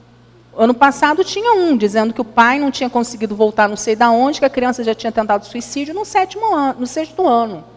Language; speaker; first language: Portuguese; native; Portuguese